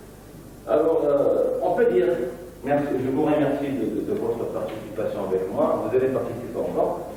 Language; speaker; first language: French; non-native, local second language; Arabic